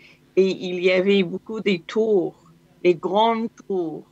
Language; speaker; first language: French; non-native, learner; Hebrew